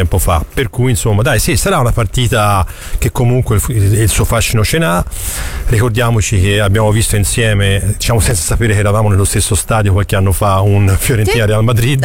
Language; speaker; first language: Italian; native; Italian